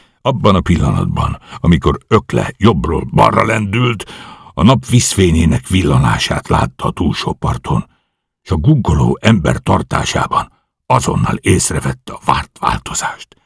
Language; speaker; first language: Hungarian; native; Hungarian